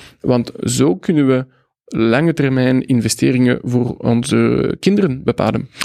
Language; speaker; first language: Dutch; non-native, local second language; French